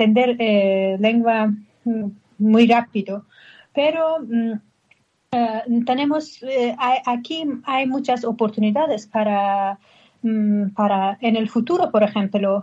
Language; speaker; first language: Spanish; non-native, learner; Persian